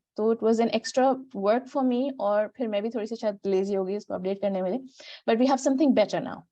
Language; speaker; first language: Urdu; native; Urdu